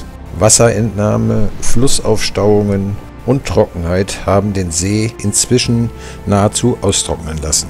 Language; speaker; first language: German; native; German